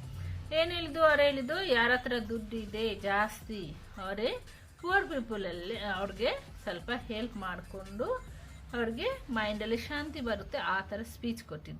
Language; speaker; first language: Kannada; non-native, local second language; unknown